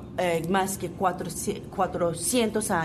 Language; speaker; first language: Spanish; non-native, fluent; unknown